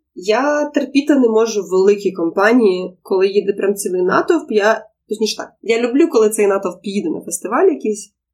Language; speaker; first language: Ukrainian; non-native, local second language; Russian